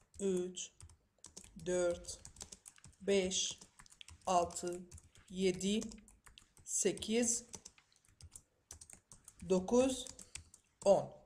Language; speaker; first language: Turkish; non-native, fluent; Arabic